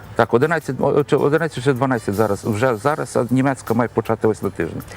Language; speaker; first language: Ukrainian; early bilingual, heritage; Ukrainian